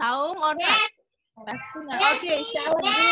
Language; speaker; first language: English; non-native, fluent; Indonesian